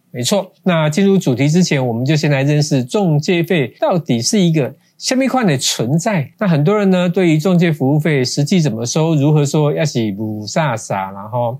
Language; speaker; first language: Chinese; native; Chinese